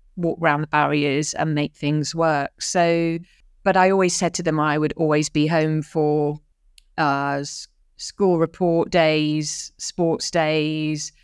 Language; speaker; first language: English; native; English